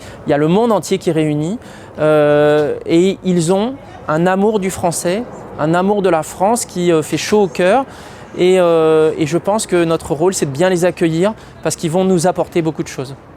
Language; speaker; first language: French; native; French